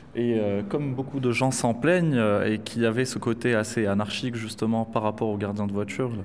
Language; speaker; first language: French; non-native, local second language; Arabic